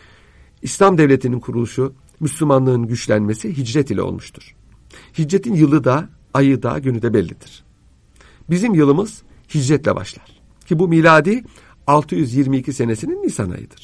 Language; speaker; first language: Turkish; native; Turkish